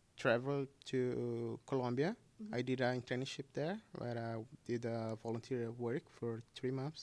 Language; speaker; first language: English; non-native, fluent; Portuguese